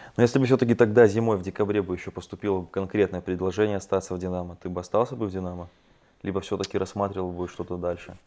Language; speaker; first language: Russian; native; Russian